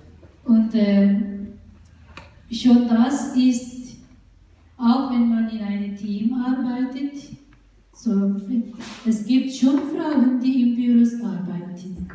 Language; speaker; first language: German; non-native, fluent; Urdu